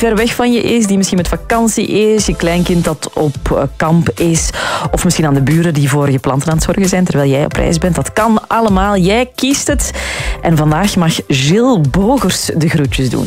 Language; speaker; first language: Dutch; native; Dutch